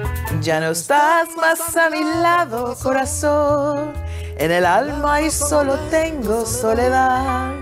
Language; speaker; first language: Spanish; early bilingual, heritage; Ladino